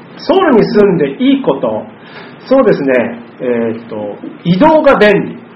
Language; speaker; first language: Japanese; native; Japanese